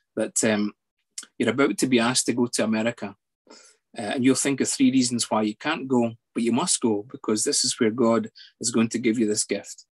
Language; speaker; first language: English; native; English